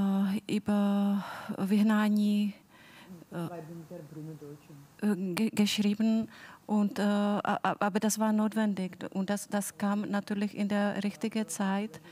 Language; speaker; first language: German; non-native, fluent; Czech